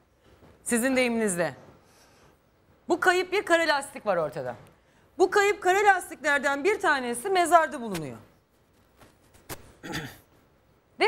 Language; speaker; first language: Turkish; native; Turkish